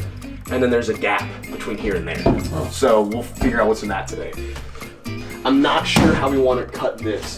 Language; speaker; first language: English; native; English